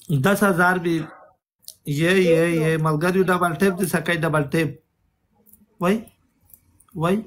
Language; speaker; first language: Hindi; non-native, local second language; Pashto